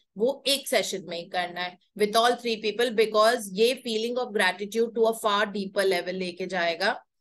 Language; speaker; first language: Hindi; native; Hindi